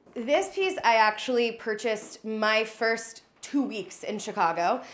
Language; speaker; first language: English; native; English